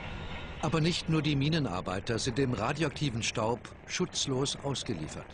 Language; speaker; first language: German; native; German